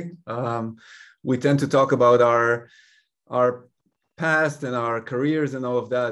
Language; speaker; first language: English; non-native, fluent; Hebrew